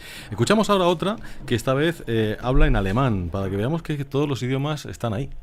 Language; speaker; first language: Spanish; native; Spanish